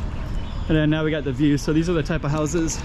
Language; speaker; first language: English; native; English